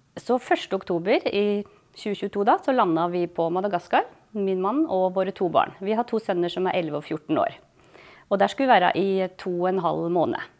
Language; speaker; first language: Norwegian; native; Norwegian